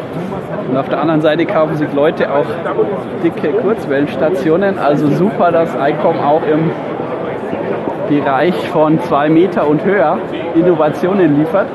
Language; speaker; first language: German; native; German